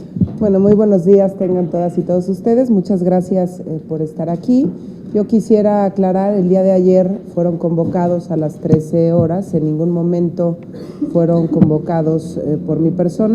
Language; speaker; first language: Spanish; native; Spanish